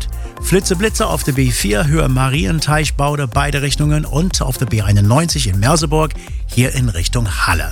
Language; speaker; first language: German; native; German